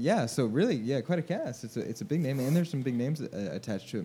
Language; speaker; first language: English; native; English